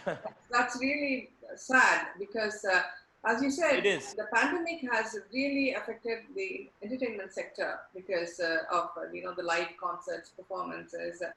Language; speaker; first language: English; non-native, local second language; Tamil